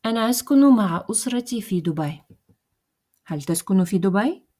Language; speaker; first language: Arabic; non-native, fluent; Russian